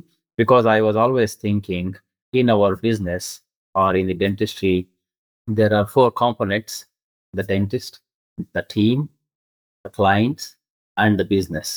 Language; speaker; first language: English; non-native, local second language; Kannada